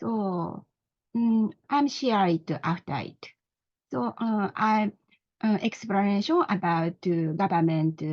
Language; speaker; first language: English; non-native, learner; Japanese